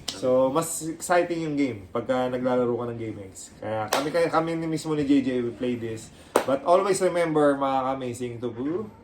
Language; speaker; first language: Filipino; native; Filipino